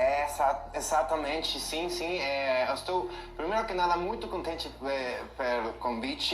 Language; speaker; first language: Portuguese; non-native, fluent; Spanish